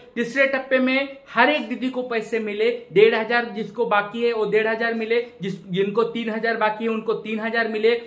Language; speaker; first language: Hindi; non-native, local second language; Marathi